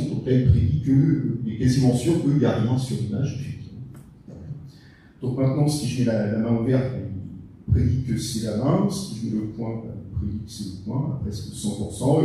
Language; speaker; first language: French; native; French